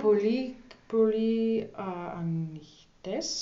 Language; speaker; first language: Greek; non-native, learner; German